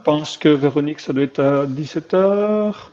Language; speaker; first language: French; native; French